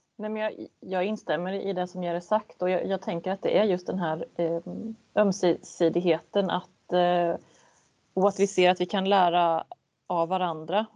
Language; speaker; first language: Swedish; native; Swedish